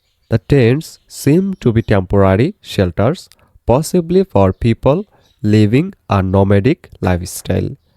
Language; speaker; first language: English; non-native, local second language; Bangla